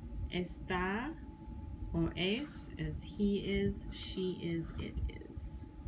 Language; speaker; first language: English; native; English